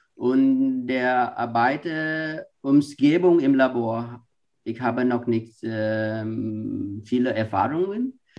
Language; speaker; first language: German; non-native, learner; Vietnamese